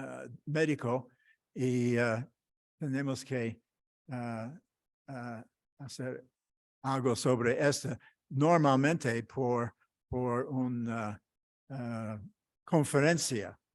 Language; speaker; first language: Spanish; non-native, fluent; English